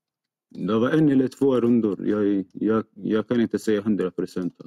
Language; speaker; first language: Swedish; non-native, fluent; Arabic